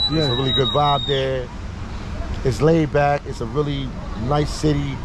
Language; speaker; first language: English; native; English